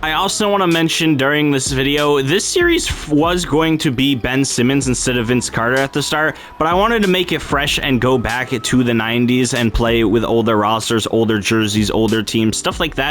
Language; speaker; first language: English; native; English